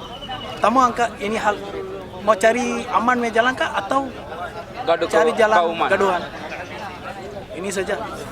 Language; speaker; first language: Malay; non-native, local second language; Tamil